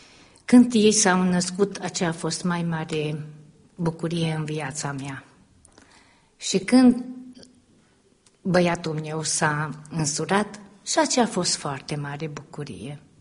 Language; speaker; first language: Romanian; early bilingual, heritage; Romanian